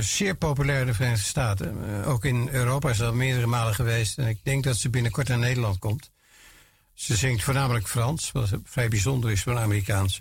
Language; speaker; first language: Dutch; native; Dutch